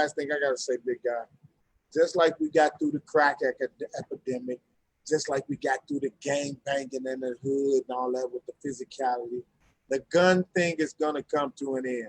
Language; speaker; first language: English; native; English